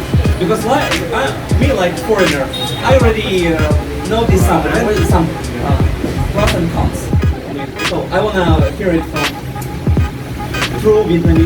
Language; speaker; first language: English; non-native, learner; Russian